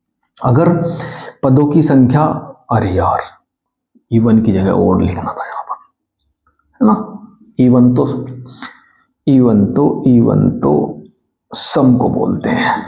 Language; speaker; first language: Hindi; native; Hindi